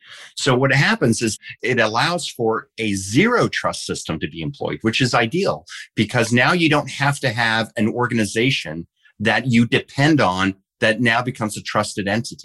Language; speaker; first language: English; early bilingual, heritage; English